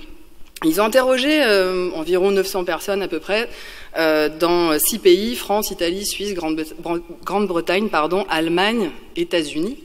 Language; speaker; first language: French; native; French